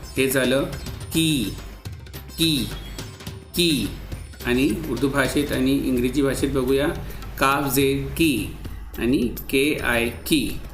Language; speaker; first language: Marathi; non-native, local second language; Urdu